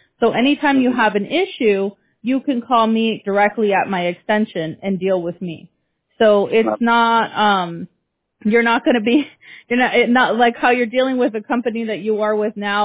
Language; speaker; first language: English; early bilingual, other home language; Spanish